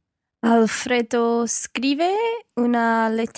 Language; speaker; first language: Italian; non-native, learner; English